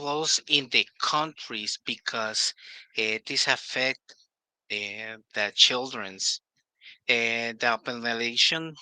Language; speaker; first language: English; non-native, learner; Spanish